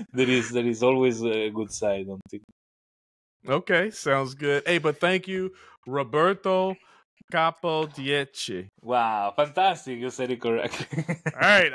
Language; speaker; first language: English; native; English